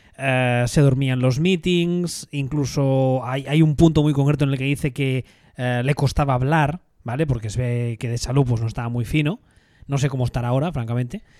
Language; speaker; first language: Spanish; native; Spanish